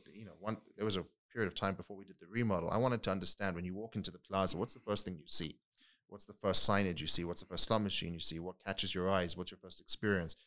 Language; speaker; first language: English; native; English